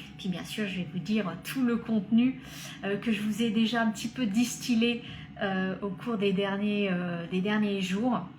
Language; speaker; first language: French; native; French